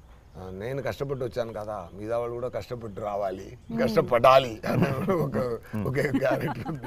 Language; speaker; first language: Telugu; non-native, learner; Tamil